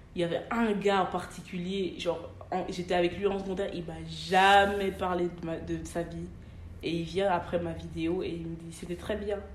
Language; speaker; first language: French; native; French